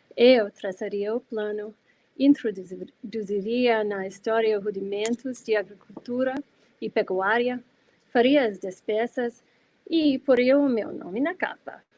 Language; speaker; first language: Portuguese; non-native, fluent; English